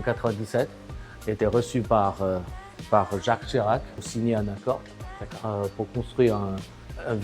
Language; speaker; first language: French; non-native, fluent; Chinese